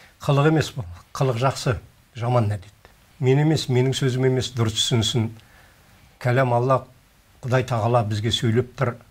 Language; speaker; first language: Kazakh; native; Kazakh